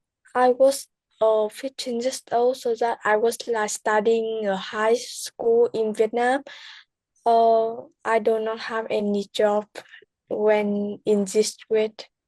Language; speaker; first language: English; non-native, learner; Vietnamese